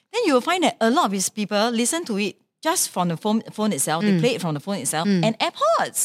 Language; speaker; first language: English; non-native, local second language; Chinese